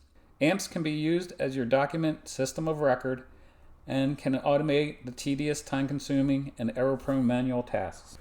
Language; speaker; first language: English; native; English